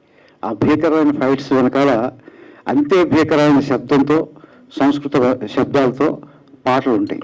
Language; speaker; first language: Telugu; native; Telugu